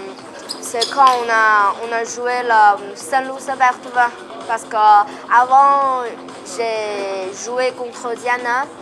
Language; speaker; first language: French; non-native, learner; Chinese